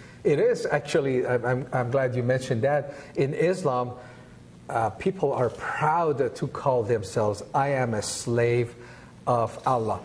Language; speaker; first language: English; non-native, fluent; Persian